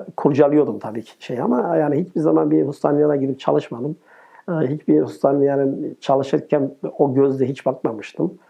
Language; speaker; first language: Turkish; native; Turkish